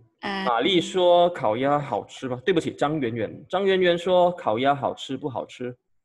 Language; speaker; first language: Chinese; non-native, fluent; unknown